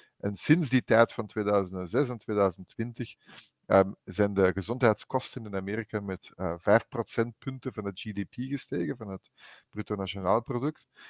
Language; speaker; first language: Dutch; native; Dutch